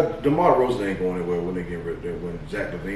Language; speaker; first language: English; native; English